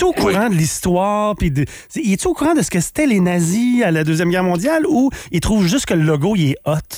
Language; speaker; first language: French; native; French